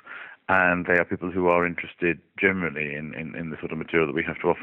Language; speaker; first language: English; native; English